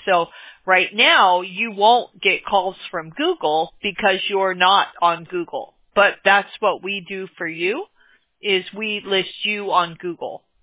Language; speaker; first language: English; native; English